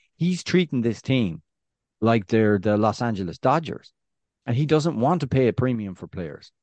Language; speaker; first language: English; native; English